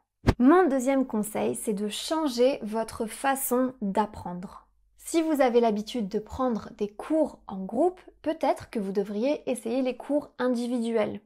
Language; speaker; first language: French; native; French